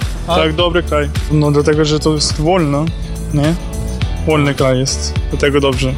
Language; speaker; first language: Polish; non-native, learner; Ukrainian